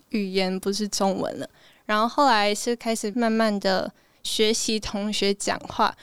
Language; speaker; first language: Chinese; early bilingual, heritage; Chinese